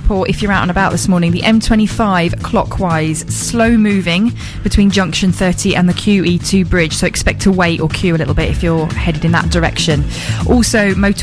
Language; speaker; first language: English; native; English